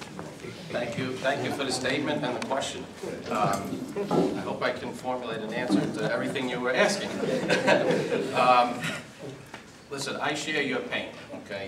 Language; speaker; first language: English; native; English